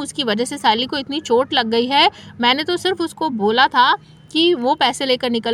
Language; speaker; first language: Hindi; native; Hindi